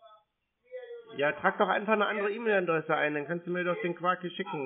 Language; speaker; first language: German; native; German